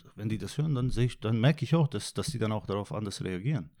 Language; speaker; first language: German; non-native, fluent; Turkish